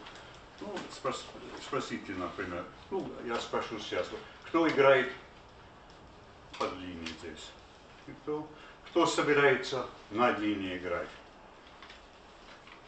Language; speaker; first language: Russian; non-native, fluent; English